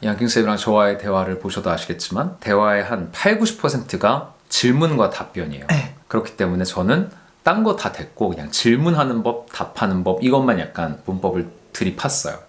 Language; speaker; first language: Korean; native; Korean